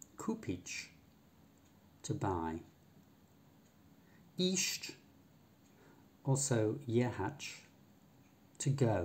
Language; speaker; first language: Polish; non-native, learner; English